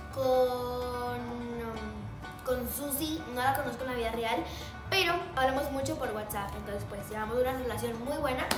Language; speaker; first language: Spanish; native; Spanish